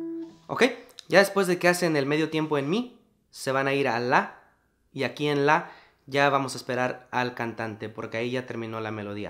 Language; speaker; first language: Spanish; native; Spanish